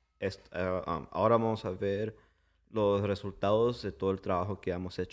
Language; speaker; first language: Spanish; early bilingual, heritage; English